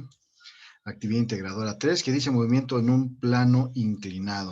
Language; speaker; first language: Spanish; native; Spanish